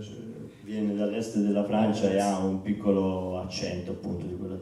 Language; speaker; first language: Italian; native; Italian